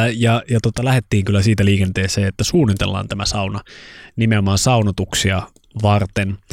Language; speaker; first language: Finnish; native; Finnish